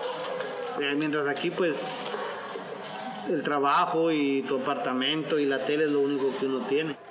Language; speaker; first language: Spanish; native; Spanish